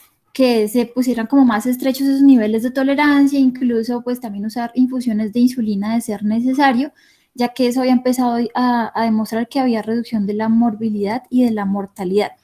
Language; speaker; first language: Spanish; native; Spanish